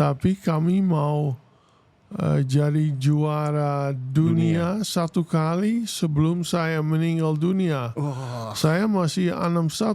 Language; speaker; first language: Indonesian; non-native, fluent; Dutch